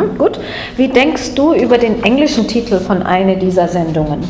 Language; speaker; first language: German; non-native, fluent; English